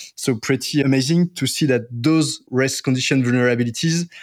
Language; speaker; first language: English; non-native, fluent; French